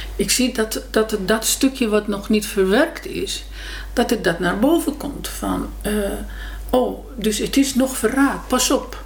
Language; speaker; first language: Dutch; non-native, fluent; Persian